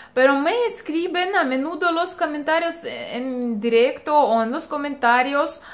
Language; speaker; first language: Spanish; non-native, fluent; Russian